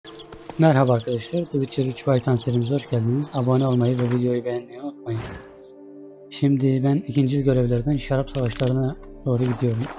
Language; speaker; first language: Turkish; native; Turkish